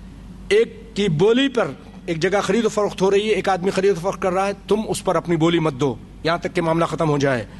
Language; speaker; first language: Urdu; native; Urdu